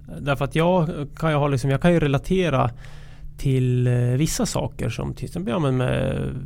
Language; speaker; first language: Swedish; native; Swedish